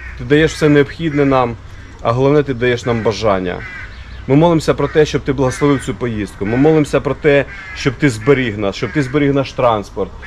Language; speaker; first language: Ukrainian; non-native, local second language; Russian